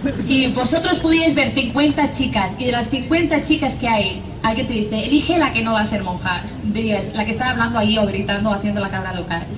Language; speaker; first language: Spanish; non-native, fluent; English